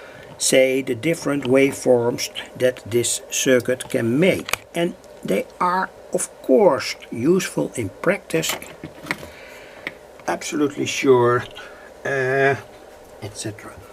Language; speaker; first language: English; non-native, fluent; Dutch